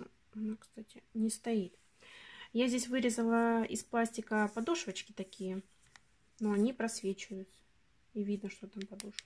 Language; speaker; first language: Russian; native; Russian